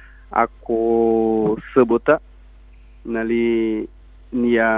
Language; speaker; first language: Bulgarian; non-native, learner; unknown